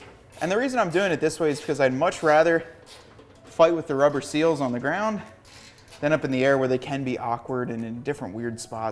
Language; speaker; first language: English; native; English